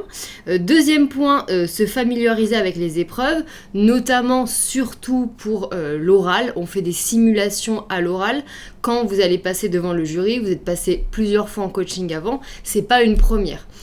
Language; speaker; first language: French; native; French